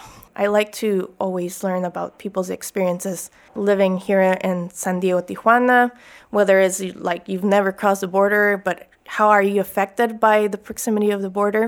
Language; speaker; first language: English; native; English